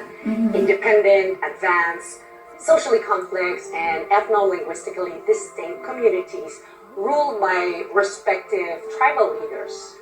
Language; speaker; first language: English; non-native, local second language; Filipino